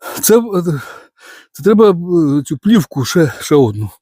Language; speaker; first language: Ukrainian; non-native, fluent; Romanian